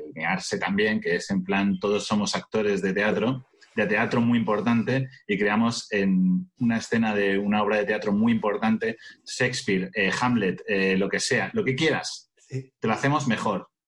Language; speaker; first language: Spanish; native; Spanish